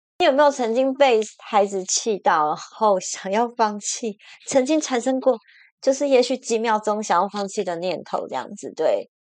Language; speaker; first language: Chinese; native; Chinese